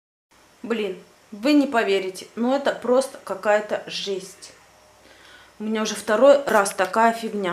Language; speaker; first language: Russian; native; Russian